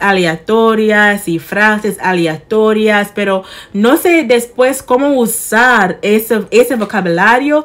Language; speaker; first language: Spanish; non-native, fluent; English